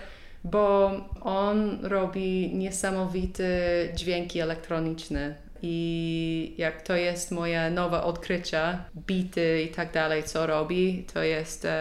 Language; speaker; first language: Polish; non-native, learner; English